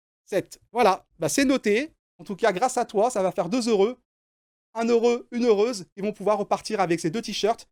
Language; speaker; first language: French; native; French